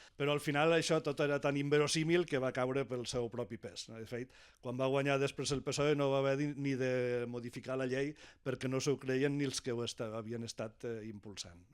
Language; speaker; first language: Catalan; native; Catalan